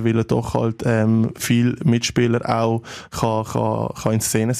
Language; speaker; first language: German; native; German